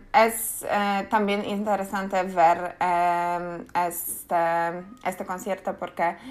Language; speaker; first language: Spanish; non-native, learner; Polish